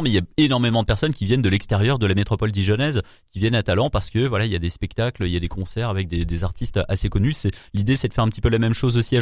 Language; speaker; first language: French; native; French